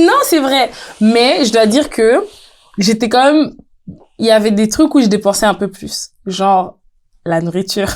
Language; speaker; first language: French; native; French